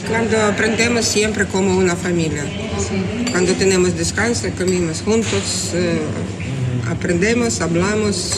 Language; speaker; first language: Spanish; non-native, learner; Russian